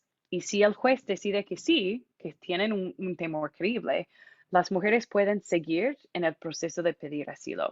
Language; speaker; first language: Spanish; non-native, fluent; English